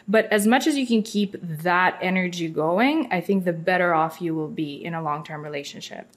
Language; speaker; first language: English; non-native, fluent; Russian